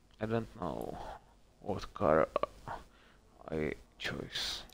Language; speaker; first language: English; non-native, learner; Czech